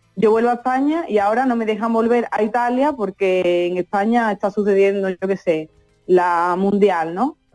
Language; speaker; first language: Spanish; native; Spanish